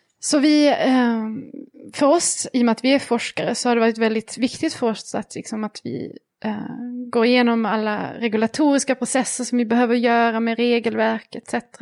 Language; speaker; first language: Swedish; native; Swedish